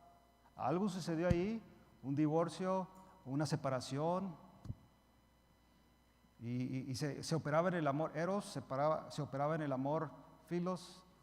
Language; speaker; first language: Spanish; early bilingual, heritage; Spanish